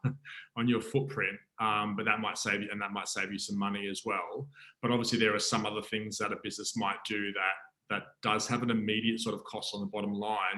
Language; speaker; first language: English; native; English